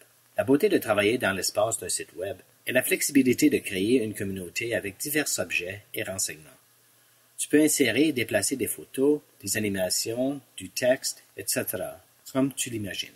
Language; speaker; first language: French; non-native, local second language; English